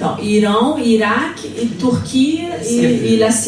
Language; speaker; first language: French; non-native, fluent; Portuguese